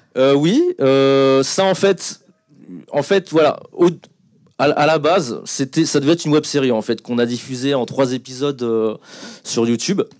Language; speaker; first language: French; native; French